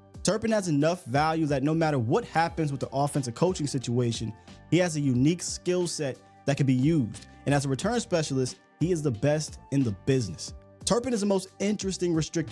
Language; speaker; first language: English; native; English